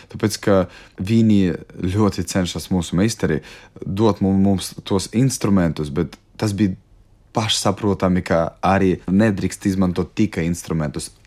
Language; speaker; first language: Latvian; non-native, local second language; Russian